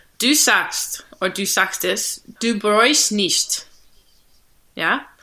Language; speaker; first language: German; non-native, learner; English